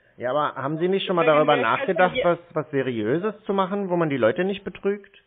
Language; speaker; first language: German; native; German